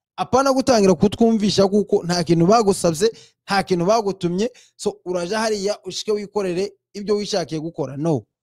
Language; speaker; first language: Kinyarwanda; native; Kinyarwanda